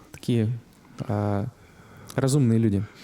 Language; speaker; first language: Russian; native; Russian